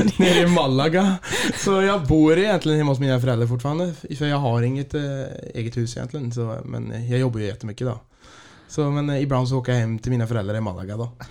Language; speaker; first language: Swedish; early bilingual, other home language; Dutch